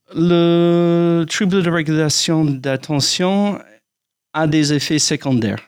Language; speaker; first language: French; non-native, fluent; English